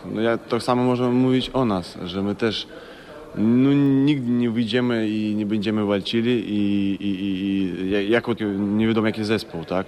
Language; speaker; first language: Polish; non-native, fluent; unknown